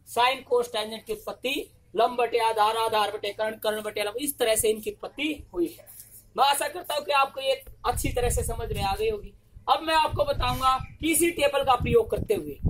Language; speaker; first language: Hindi; native; Hindi